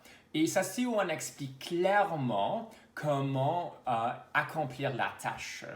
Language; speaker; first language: French; non-native, local second language; English